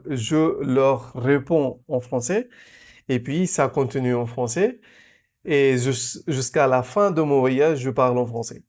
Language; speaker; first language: French; non-native, fluent; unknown